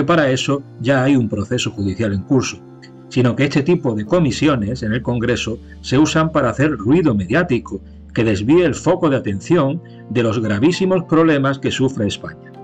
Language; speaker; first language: Spanish; native; Spanish